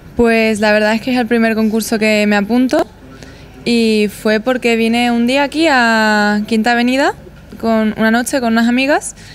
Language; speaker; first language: Spanish; native; Spanish